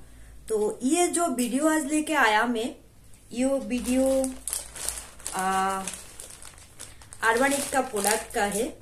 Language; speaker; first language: Hindi; non-native, local second language; Bangla